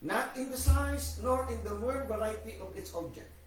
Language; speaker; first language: English; non-native, local second language; Filipino